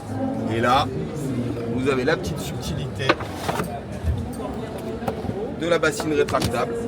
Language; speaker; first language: French; native; French